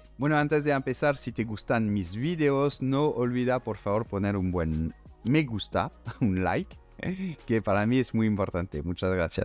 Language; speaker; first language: Spanish; non-native, fluent; French